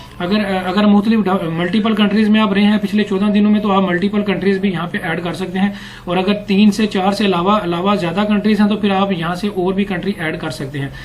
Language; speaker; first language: Urdu; non-native, local second language; Punjabi